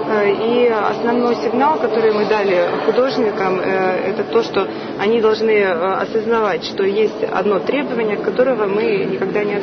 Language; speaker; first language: Russian; native; Russian